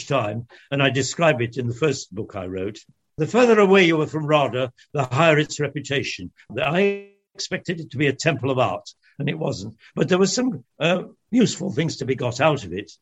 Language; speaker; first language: English; early bilingual, other home language; French